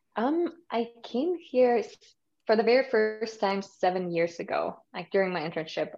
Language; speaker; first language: English; early bilingual, other home language; Russian